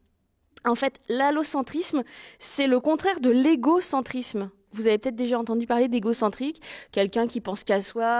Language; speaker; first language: French; native; French